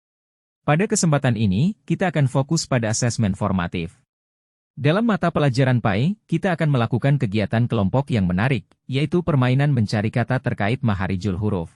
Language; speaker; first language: Indonesian; native; Indonesian